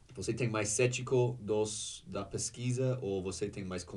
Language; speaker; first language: Portuguese; non-native, learner; English